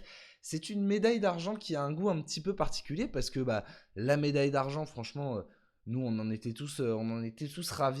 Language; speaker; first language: French; native; French